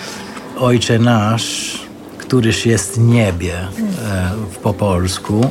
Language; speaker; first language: Polish; non-native, fluent; Italian